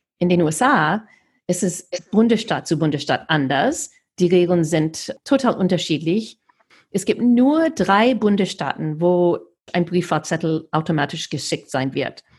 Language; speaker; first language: German; non-native, fluent; English